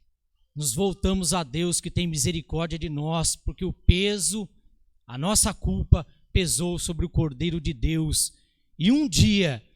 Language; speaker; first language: Portuguese; native; Portuguese